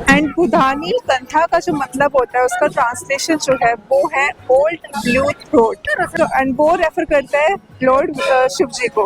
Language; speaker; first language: Hindi; native; Hindi